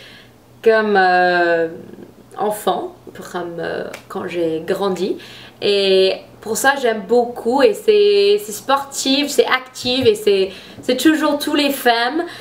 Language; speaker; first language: French; non-native, fluent; English